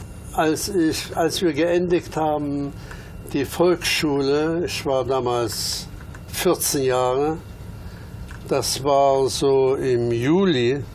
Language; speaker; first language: German; early bilingual, other home language; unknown